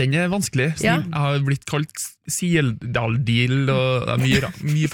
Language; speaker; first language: Norwegian; native; Norwegian